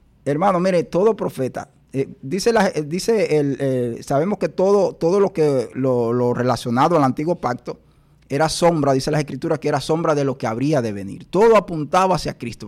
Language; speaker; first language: Spanish; native; Spanish